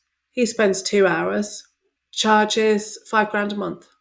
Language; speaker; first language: English; native; English